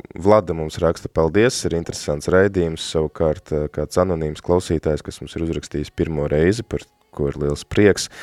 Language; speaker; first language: Latvian; native; Latvian